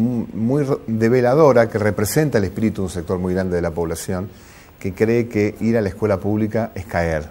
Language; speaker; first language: Spanish; native; Spanish